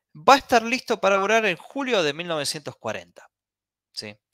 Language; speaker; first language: Spanish; native; Spanish